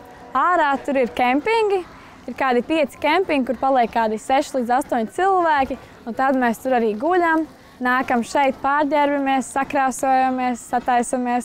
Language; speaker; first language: Latvian; native; Latvian